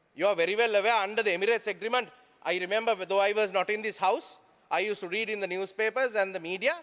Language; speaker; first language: English; non-native, local second language; Sinhala